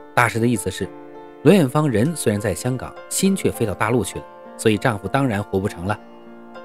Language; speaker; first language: Chinese; native; Chinese